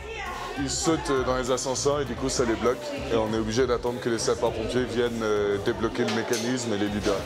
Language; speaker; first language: French; native; French